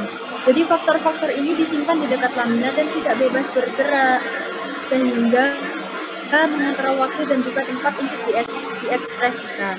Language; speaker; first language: Indonesian; native; Indonesian